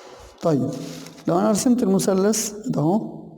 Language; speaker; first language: Arabic; native; Arabic